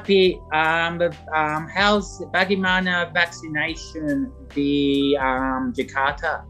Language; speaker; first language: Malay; non-native, learner; English